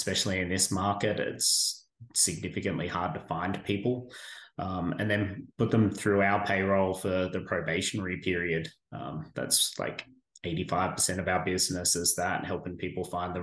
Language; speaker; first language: English; native; English